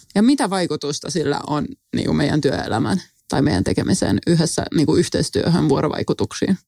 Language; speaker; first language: Finnish; non-native, local second language; Swedish